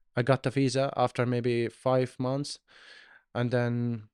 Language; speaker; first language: English; non-native, learner; Arabic